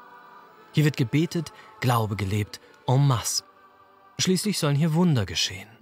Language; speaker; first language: German; native; German